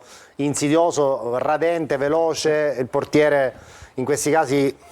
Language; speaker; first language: Italian; native; Italian